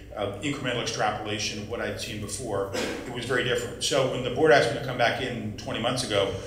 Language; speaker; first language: English; native; English